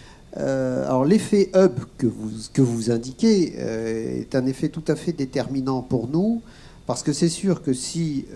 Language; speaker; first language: French; native; French